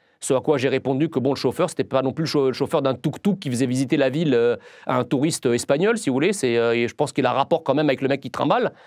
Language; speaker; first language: French; early bilingual, other home language; Arabic